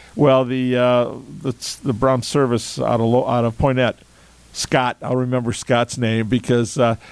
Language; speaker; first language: English; native; English